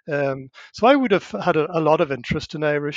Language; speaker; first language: English; non-native, local second language; Irish